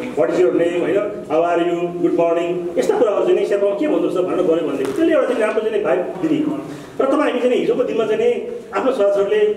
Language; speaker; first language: Nepali; non-native, local second language; Sherpa